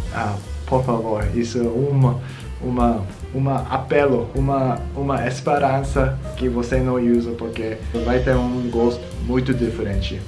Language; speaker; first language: Portuguese; non-native, learner; Korean